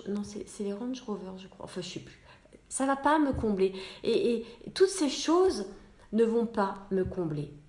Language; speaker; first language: French; native; French